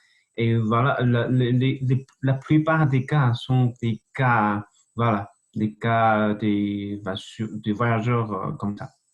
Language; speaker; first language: French; non-native, fluent; Chinese